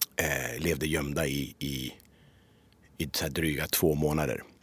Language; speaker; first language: Swedish; early bilingual, other home language; Persian